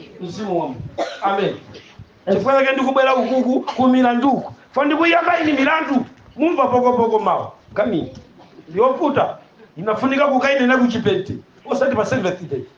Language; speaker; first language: Nyanja; native; Nyanja